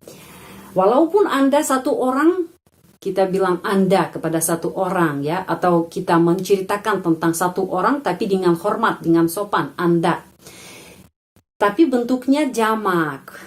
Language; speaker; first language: Indonesian; non-native, fluent; Russian